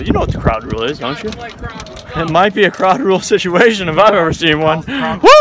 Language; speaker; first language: English; native; English